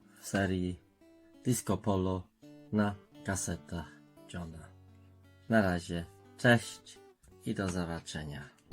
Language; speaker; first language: Polish; non-native, fluent; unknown